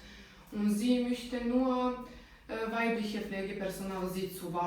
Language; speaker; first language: German; non-native, fluent; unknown